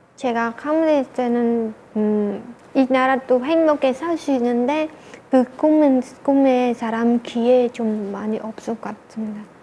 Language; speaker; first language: Korean; non-native, learner; Khmer